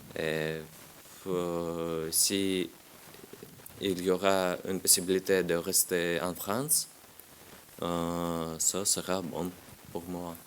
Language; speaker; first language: French; non-native, learner; Russian